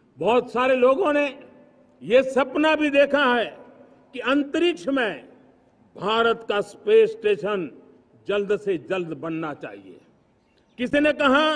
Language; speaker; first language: Hindi; non-native, local second language; Gujarati